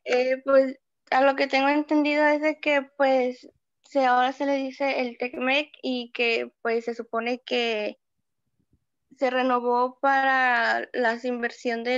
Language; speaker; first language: Spanish; native; Spanish